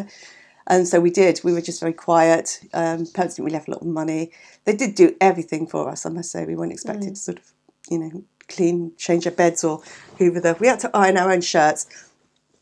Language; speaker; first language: English; native; English